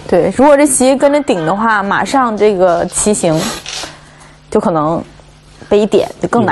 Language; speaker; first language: Chinese; native; Chinese